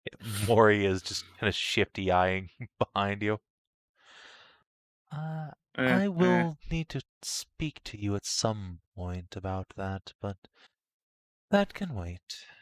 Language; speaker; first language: English; native; English